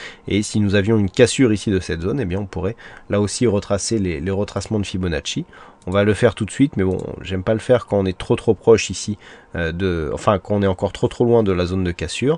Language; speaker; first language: French; native; French